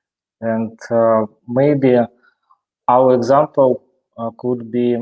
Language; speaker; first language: English; non-native, learner; Russian